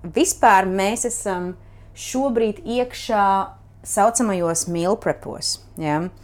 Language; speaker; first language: Latvian; native; Latvian